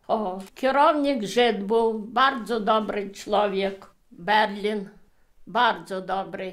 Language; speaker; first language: Polish; early bilingual, heritage; Polish